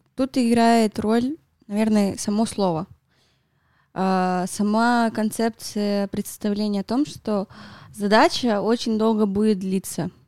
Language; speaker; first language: Russian; non-native, fluent; Spanish